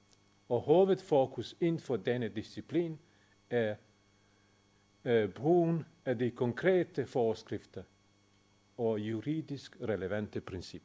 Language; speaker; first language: Danish; non-native, fluent; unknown